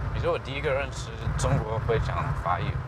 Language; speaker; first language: Chinese; non-native, fluent; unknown